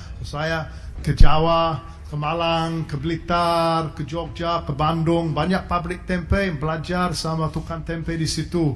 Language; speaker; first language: Indonesian; non-native, fluent; English